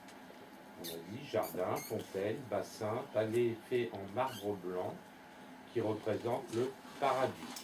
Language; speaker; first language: French; native; French